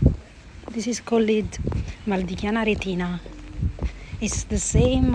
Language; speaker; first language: English; non-native, learner; Italian